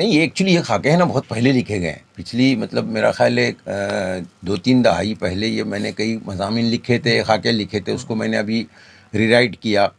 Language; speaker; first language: Hindi; non-native, local second language; Konkani